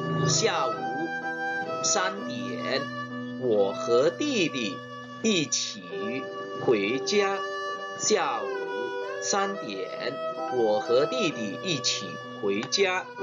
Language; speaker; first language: Chinese; non-native, fluent; Indonesian